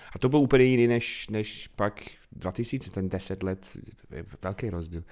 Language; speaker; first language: Czech; non-native, fluent; English